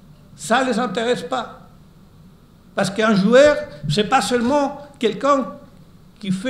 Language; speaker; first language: French; non-native, fluent; Spanish